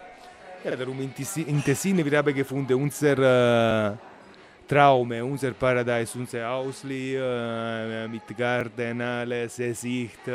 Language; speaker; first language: German; non-native, learner; Italian